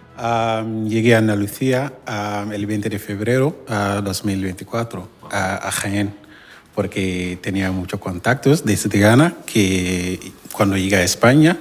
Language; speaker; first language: Spanish; non-native, learner; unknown